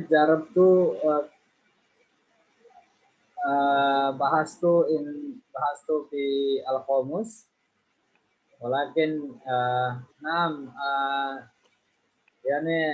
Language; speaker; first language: Arabic; non-native, learner; Indonesian